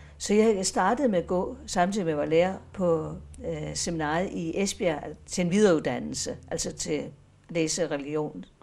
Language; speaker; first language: Danish; native; Danish